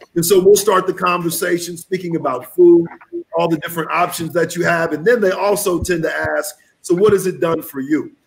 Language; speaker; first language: English; native; English